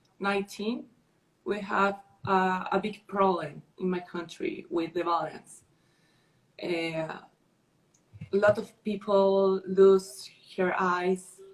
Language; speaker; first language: English; non-native, learner; Spanish